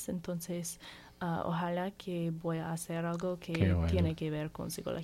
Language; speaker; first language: Spanish; non-native, learner; English